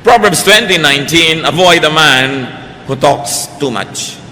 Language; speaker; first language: English; non-native, local second language; Filipino